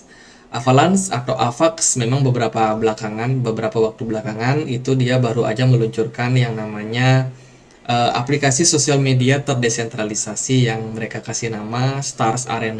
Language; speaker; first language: Indonesian; native; Indonesian